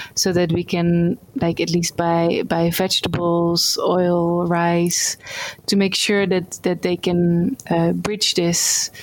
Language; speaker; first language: English; non-native, fluent; Dutch